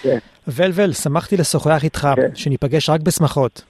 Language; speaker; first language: Hebrew; native; Hebrew